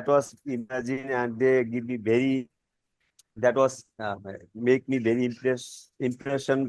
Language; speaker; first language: English; non-native, learner; Bangla